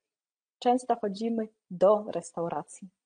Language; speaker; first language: Polish; non-native, fluent; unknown